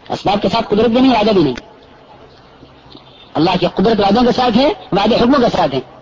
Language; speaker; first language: Urdu; native; Urdu